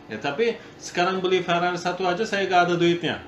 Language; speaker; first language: Indonesian; non-native, fluent; Turkish